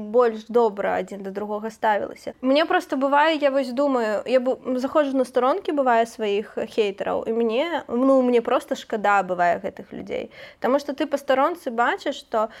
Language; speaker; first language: Belarusian; native; Belarusian